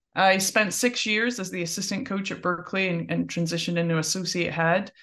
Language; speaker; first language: English; native; English